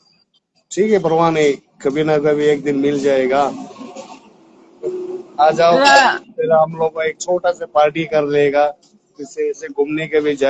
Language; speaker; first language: Hindi; non-native, local second language; Tibetan